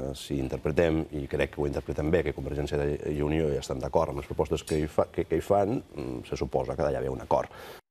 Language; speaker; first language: Catalan; native; Catalan